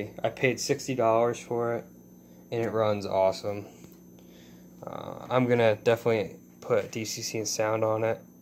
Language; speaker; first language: English; native; English